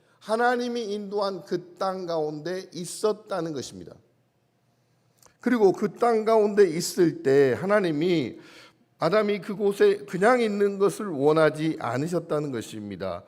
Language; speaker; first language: Korean; native; Korean